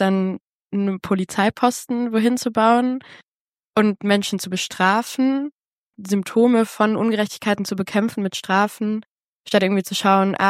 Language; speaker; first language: German; native; German